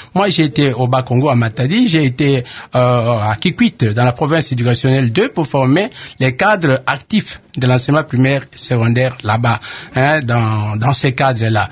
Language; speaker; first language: French; non-native, local second language; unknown